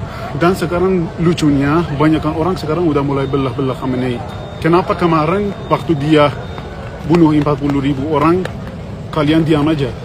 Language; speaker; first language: Indonesian; non-native, learner; Persian